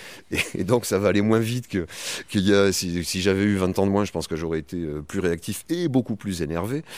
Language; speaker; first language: French; native; French